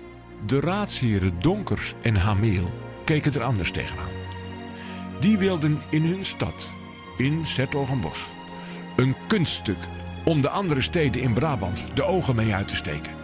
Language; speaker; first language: Dutch; native; Dutch